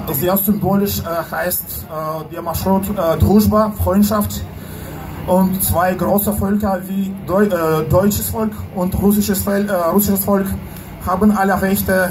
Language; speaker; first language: German; non-native, fluent; Russian